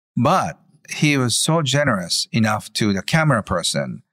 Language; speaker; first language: English; non-native, fluent; Japanese